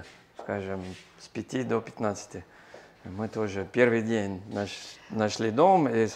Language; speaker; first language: Russian; non-native, fluent; English